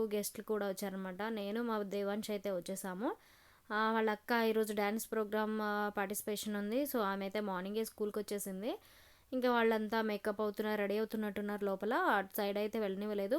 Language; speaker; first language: Telugu; native; Telugu